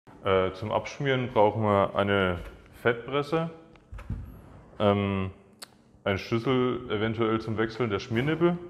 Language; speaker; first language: German; native; German